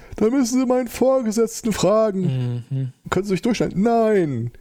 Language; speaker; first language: German; native; German